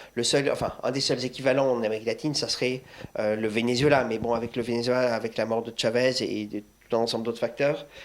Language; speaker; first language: French; native; French